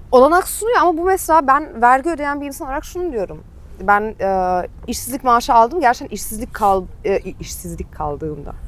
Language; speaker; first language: Turkish; early bilingual, heritage; Turkish